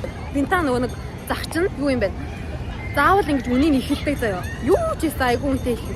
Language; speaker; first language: Mongolian; native; Mongolian